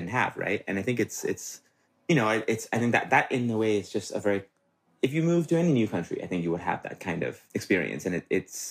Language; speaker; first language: English; non-native, local second language; Cantonese